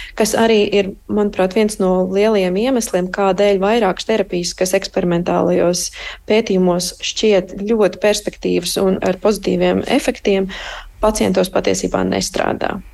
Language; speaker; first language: Latvian; early bilingual, heritage; Latvian